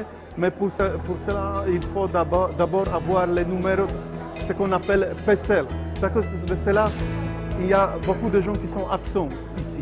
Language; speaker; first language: French; non-native, fluent; Polish